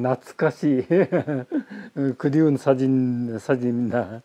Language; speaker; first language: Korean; early bilingual, heritage; Japanese